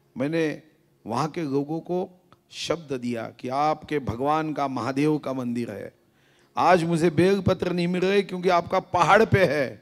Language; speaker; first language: Hindi; non-native, local second language; Marathi